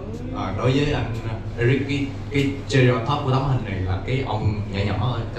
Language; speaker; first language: Vietnamese; native; Vietnamese